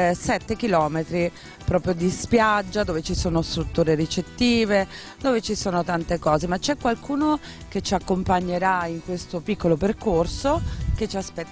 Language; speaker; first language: Italian; native; Italian